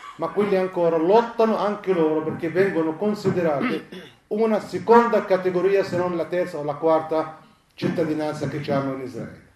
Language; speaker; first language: Italian; non-native, fluent; Arabic